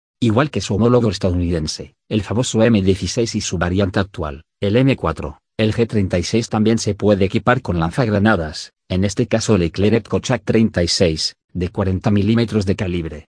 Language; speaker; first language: Spanish; native; Spanish